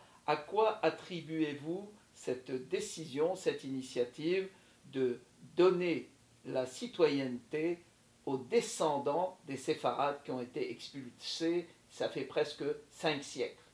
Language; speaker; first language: French; native; French